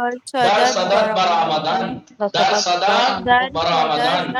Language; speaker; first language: Persian; non-native, fluent; Urdu